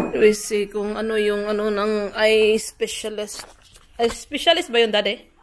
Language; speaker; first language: Filipino; native; Filipino